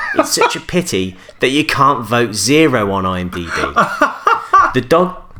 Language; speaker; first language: English; native; English